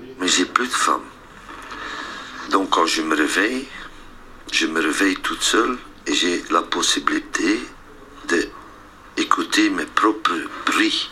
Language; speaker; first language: French; non-native, local second language; Dutch